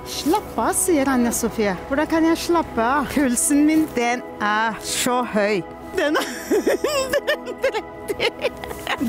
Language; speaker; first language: Norwegian; non-native, fluent; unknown